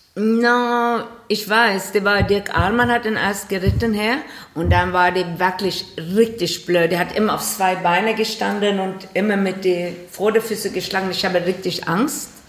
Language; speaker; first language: German; non-native, learner; Swedish